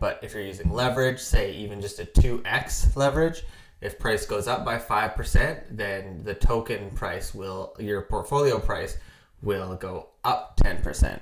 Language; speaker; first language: English; native; English